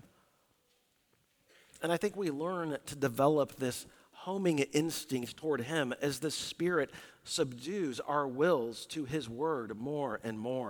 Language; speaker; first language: English; native; English